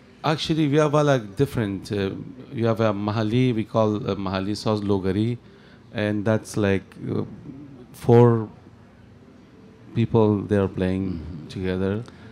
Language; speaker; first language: English; non-native, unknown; Persian